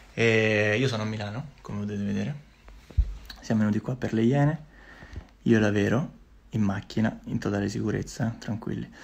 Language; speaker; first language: Italian; native; Italian